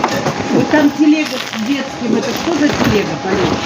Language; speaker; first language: Russian; native; Russian